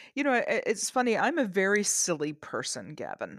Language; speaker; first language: English; native; English